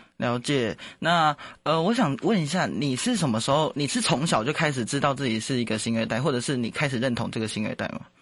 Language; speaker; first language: Chinese; native; Chinese